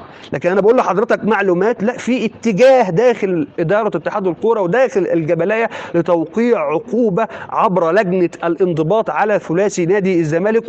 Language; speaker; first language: Arabic; native; Arabic